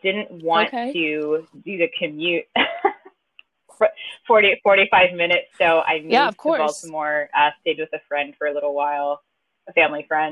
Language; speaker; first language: English; native; English